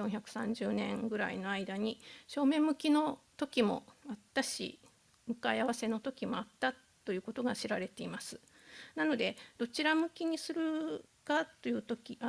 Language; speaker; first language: Japanese; native; Japanese